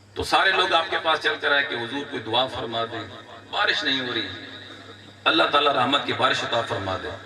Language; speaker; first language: Urdu; non-native, local second language; Pashto